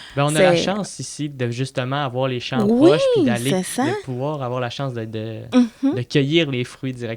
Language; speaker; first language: French; native; French